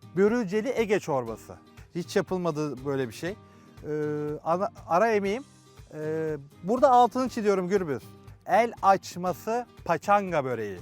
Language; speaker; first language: Turkish; native; Turkish